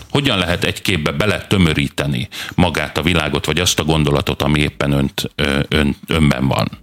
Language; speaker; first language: Hungarian; native; Hungarian